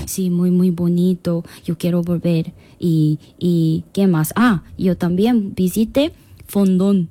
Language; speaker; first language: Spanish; non-native, learner; Korean